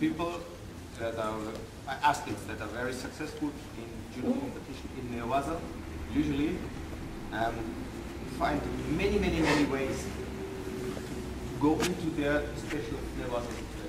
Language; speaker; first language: English; non-native, learner; German